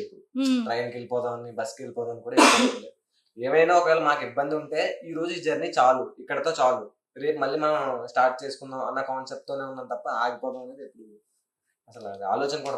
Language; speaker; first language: Telugu; native; Telugu